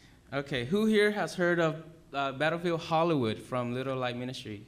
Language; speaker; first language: English; early bilingual, other home language; Vietnamese